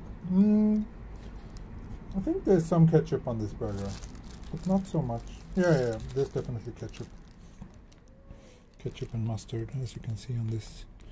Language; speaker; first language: English; non-native, fluent; Swedish